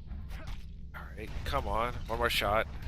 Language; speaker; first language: English; native; English